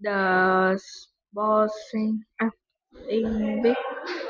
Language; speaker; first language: English; non-native, learner; Vietnamese